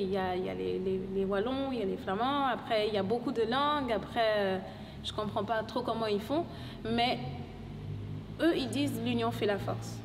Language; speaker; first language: French; non-native, local second language; Lingala